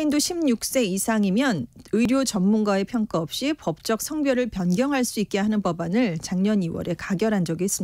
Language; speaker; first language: Korean; native; Korean